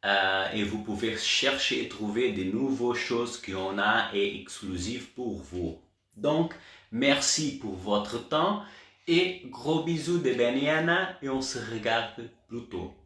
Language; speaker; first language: French; non-native, learner; Portuguese